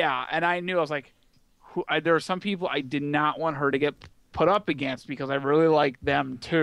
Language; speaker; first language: English; native; English